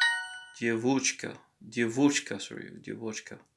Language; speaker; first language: Russian; non-native, learner; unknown